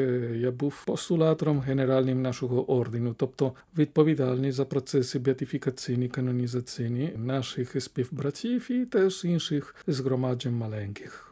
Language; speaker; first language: Ukrainian; non-native, fluent; Spanish